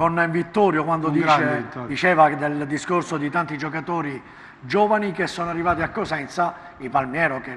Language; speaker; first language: Italian; native; Italian